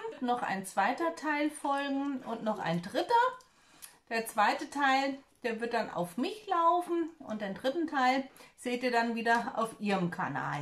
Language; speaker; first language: German; native; German